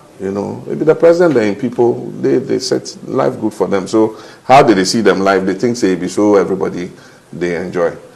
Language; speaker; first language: Nigerian Pidgin; non-native, fluent; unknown